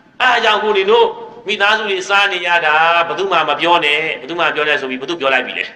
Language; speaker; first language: Burmese; native; Burmese